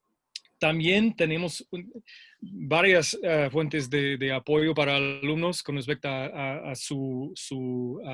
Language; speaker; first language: Spanish; non-native, fluent; English